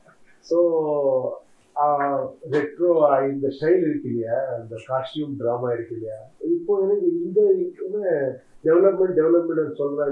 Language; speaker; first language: Tamil; non-native, learner; Kannada